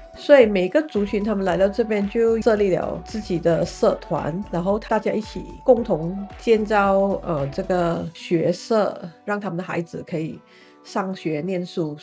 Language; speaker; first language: Chinese; native; Chinese